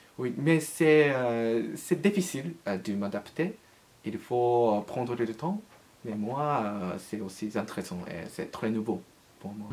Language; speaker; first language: French; non-native, learner; Japanese